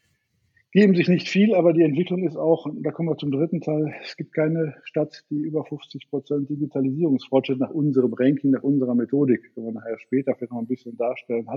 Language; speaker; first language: German; native; German